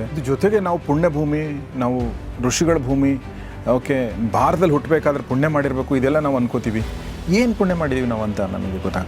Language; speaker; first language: Kannada; native; Kannada